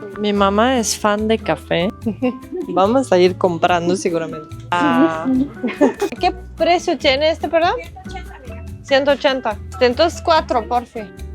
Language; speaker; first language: Spanish; non-native, fluent; Russian